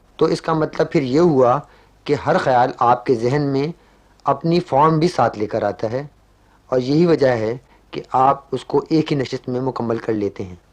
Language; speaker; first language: Urdu; native; Urdu